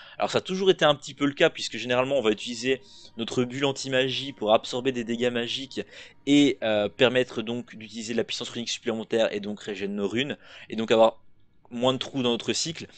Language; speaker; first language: French; native; French